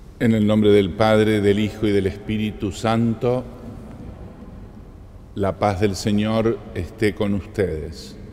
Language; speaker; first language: Spanish; native; Spanish